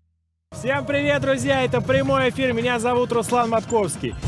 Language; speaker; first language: Russian; native; Russian